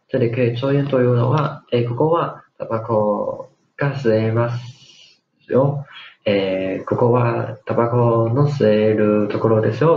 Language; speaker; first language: Japanese; non-native, fluent; Chinese